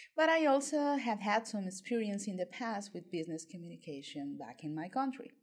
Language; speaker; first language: English; non-native, fluent; Spanish